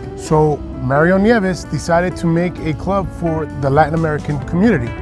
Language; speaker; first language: English; early bilingual, other home language; Spanish